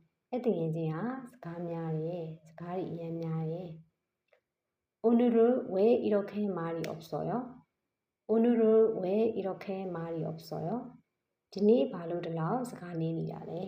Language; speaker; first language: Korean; non-native, fluent; Burmese